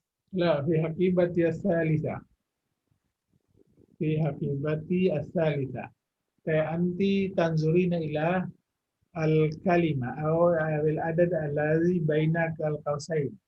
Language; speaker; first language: Arabic; non-native, fluent; Indonesian